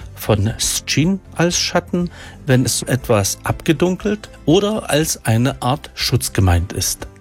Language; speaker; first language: German; non-native, local second language; Upper Sorbian